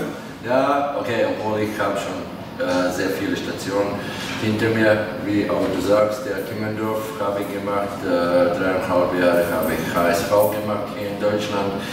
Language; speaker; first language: German; non-native, fluent; Latvian